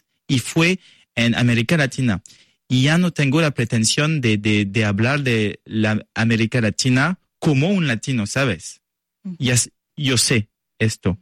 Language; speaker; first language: Spanish; non-native, learner; French